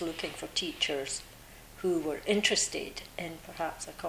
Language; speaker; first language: English; native; English